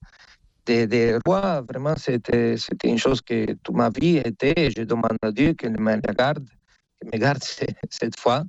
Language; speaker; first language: French; non-native, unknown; Spanish